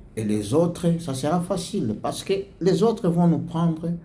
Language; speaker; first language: French; non-native, local second language; Swahili